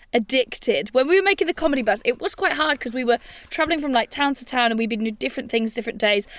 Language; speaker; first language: English; native; English